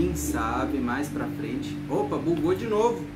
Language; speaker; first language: Portuguese; non-native, fluent; Spanish